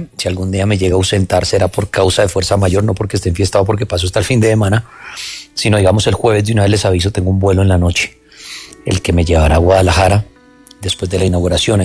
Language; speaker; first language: Spanish; native; Spanish